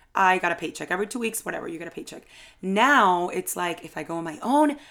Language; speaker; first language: English; non-native, fluent; Spanish